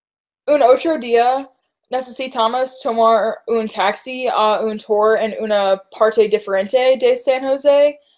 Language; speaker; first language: Spanish; non-native, learner; English